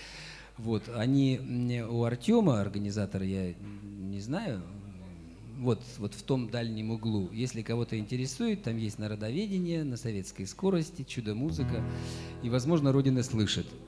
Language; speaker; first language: Russian; native; Russian